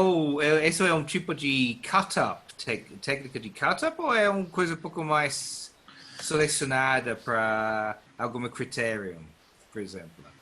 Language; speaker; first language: Portuguese; non-native, learner; English